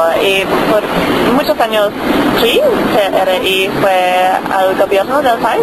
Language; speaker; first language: Spanish; non-native, learner; English